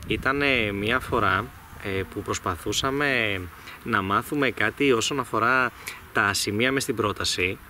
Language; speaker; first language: Greek; native; Greek